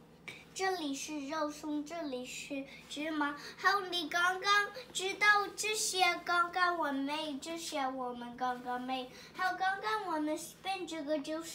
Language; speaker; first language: Chinese; early bilingual, heritage; Chinese